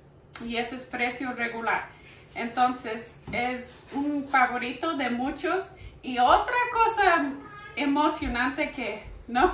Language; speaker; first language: Spanish; early bilingual, heritage; Spanish